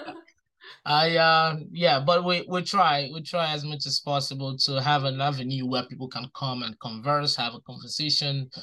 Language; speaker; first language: English; non-native, local second language; Igbo